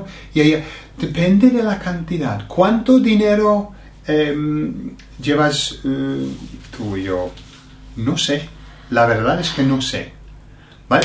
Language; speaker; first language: Spanish; non-native, fluent; English